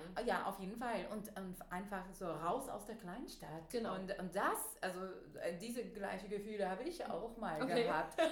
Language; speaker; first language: German; non-native, fluent; English